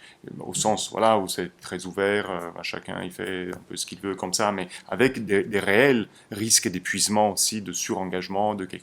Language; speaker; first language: French; native; French